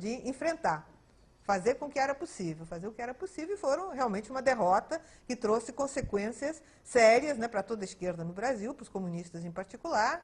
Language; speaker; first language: Portuguese; early bilingual, other home language; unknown